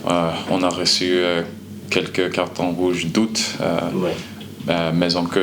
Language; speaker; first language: French; non-native, learner; Swedish